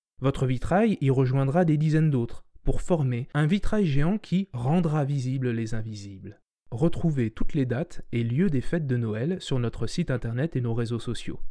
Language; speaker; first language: French; native; French